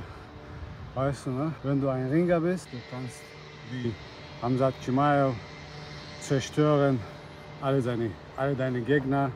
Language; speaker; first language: German; non-native, learner; Chechen